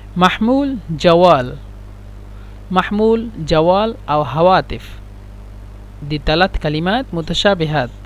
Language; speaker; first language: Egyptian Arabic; non-native, learner; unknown